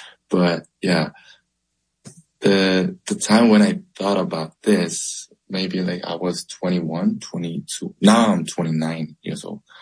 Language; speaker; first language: English; non-native, learner; Korean